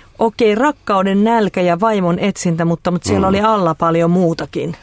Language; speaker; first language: Finnish; native; Finnish